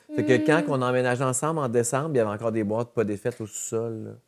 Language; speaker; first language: French; native; French